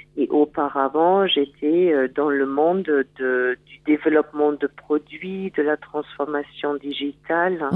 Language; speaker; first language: French; non-native, fluent; German